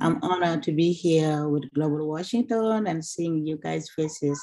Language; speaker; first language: English; non-native, local second language; Acoli